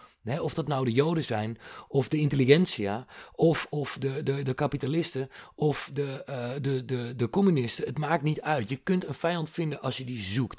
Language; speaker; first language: Dutch; native; Dutch